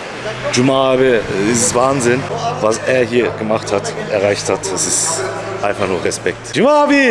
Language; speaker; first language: German; native; German